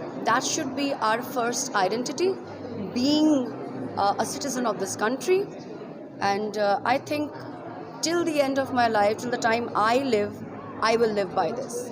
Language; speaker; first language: English; non-native, local second language; Bangla